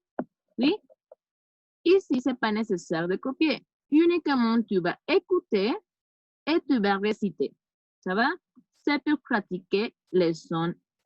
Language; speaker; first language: French; non-native, fluent; Spanish